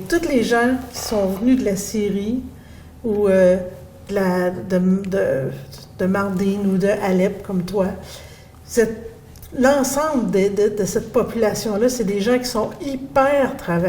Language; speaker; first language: French; native; French